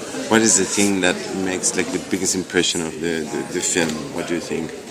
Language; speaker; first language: English; non-native, learner; Spanish